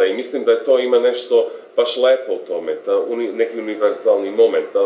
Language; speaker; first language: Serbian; non-native, fluent; English